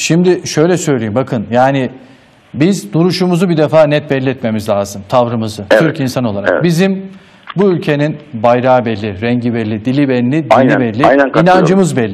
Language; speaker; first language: Turkish; native; Turkish